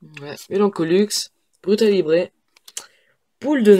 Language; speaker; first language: French; native; French